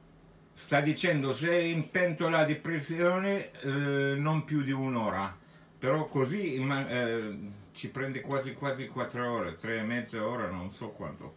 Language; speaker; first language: Italian; non-native, fluent; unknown